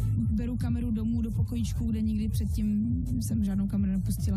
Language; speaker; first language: Czech; non-native, local second language; Polish